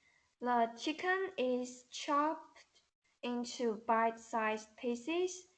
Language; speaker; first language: English; non-native, learner; Chinese